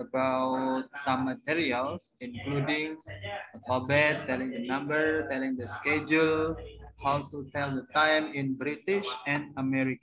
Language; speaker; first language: English; non-native, learner; Indonesian